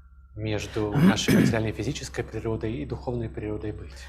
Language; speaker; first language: Russian; native; Russian